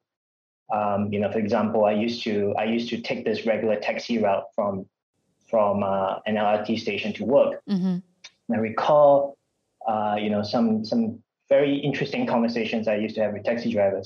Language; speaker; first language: English; non-native, local second language; Malay